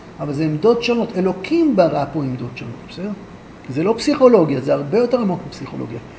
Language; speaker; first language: Hebrew; native; Hebrew